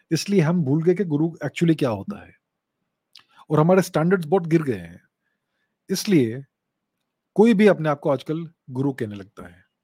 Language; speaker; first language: Hindi; non-native, local second language; Gujarati